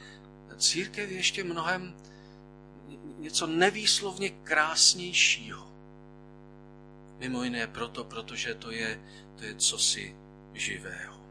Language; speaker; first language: Czech; native; Czech